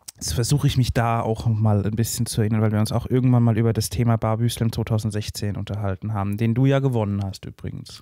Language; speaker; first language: German; native; German